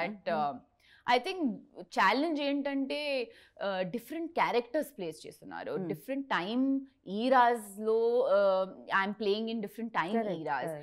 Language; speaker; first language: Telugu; non-native, learner; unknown